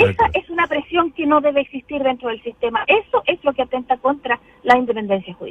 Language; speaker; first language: Spanish; native; Spanish